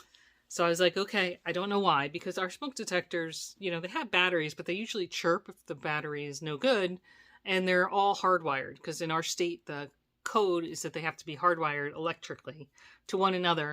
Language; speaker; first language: English; native; English